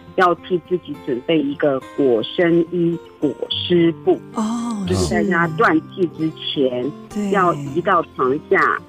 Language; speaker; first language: Chinese; native; Chinese